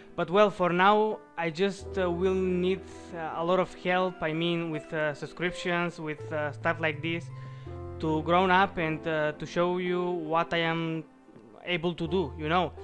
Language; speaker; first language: English; non-native, learner; Bulgarian